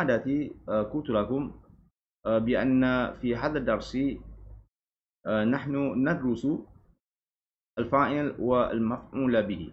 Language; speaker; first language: Arabic; non-native, fluent; Malay